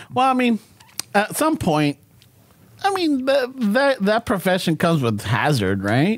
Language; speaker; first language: English; early bilingual, other home language; Spanish